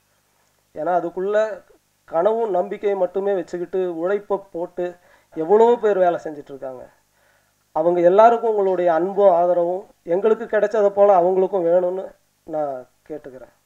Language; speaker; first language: Tamil; native; Tamil